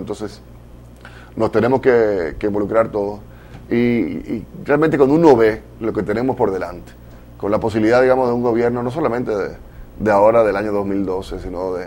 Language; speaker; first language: Spanish; native; Spanish